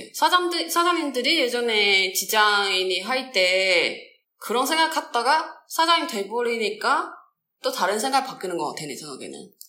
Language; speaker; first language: Korean; non-native, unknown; Chinese